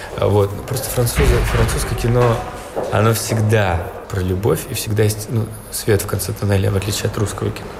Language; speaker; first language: Russian; native; Russian